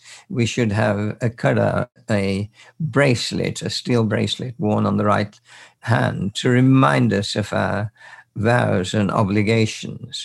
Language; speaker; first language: English; native; English